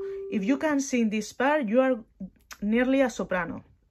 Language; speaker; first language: English; non-native, learner; Catalan